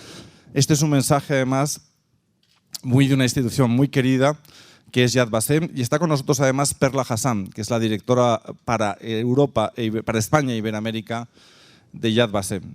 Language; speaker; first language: Spanish; native; Spanish